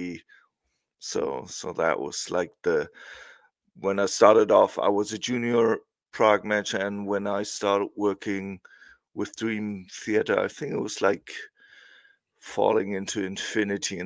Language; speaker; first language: English; non-native, fluent; German